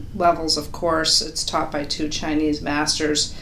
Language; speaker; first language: English; native; English